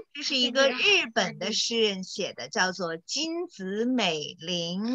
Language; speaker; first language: Chinese; native; Chinese